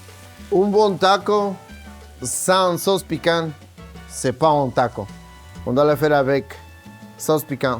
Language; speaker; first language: French; non-native, fluent; Spanish